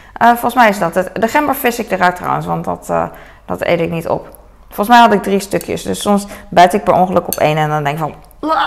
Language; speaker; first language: Dutch; early bilingual, other home language; Cantonese